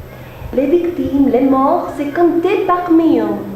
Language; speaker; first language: French; non-native, learner; Spanish